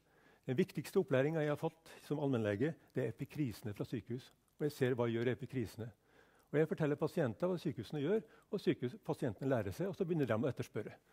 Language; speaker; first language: Norwegian; native; Norwegian